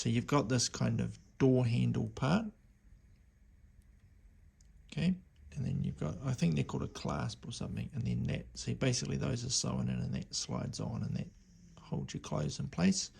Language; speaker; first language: English; native; English